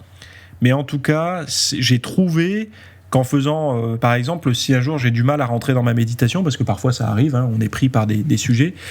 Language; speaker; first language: French; native; French